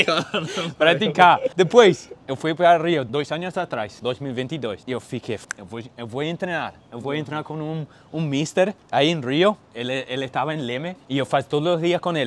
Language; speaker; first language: Portuguese; non-native, fluent; English